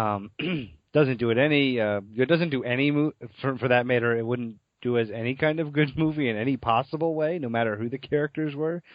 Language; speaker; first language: English; native; English